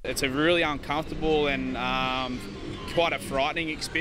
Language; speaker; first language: English; native; English